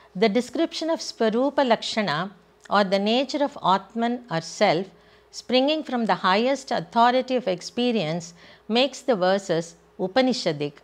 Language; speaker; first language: English; non-native, local second language; Tamil